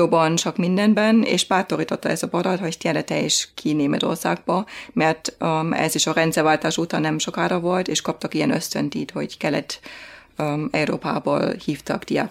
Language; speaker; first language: Hungarian; non-native, fluent; German